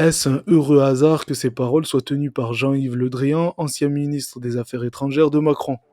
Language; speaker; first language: French; native; French